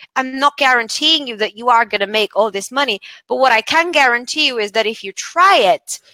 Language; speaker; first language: English; non-native, fluent; Bulgarian